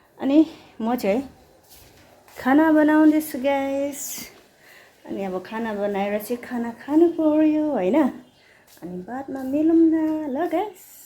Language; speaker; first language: Nepali; native; Nepali